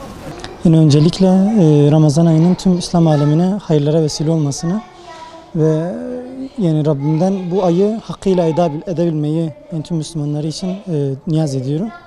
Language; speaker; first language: Turkish; native; Turkish